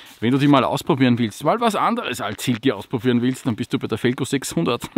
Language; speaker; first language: German; native; German